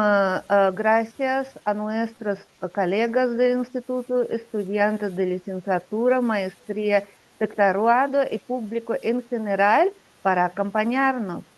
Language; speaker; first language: Spanish; non-native, learner; Russian